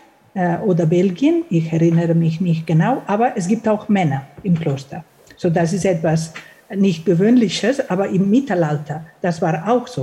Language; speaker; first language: German; non-native, fluent; Catalan